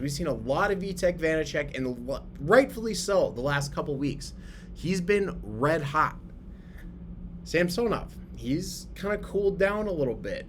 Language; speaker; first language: English; native; English